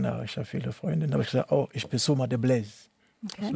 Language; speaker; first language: German; non-native, learner; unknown